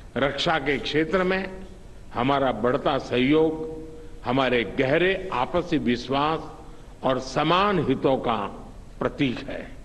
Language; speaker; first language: Hindi; non-native, local second language; Gujarati